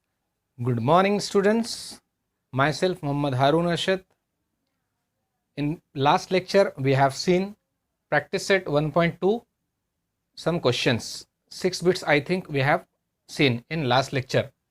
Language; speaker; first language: English; non-native, local second language; Hindi